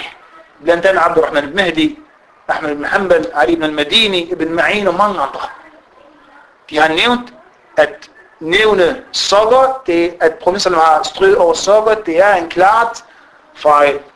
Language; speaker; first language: Danish; non-native, fluent; Arabic